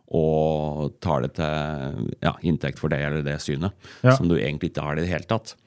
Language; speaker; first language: Norwegian; native; Norwegian